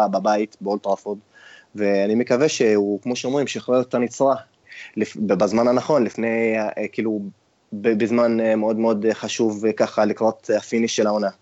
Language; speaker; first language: Hebrew; non-native, local second language; Arabic